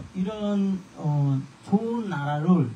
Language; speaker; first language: Korean; non-native, fluent; Bangla